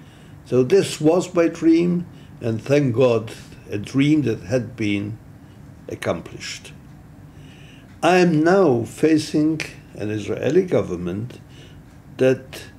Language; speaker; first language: English; non-native, fluent; Hebrew